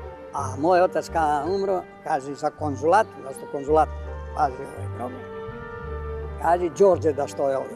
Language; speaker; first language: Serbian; non-native, learner; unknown